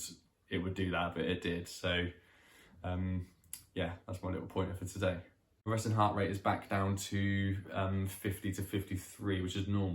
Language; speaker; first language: English; native; English